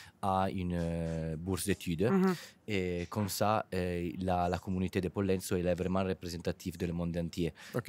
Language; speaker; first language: French; non-native, fluent; Italian